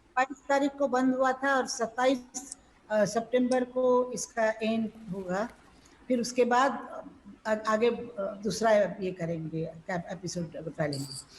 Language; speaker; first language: Hindi; non-native, local second language; Marathi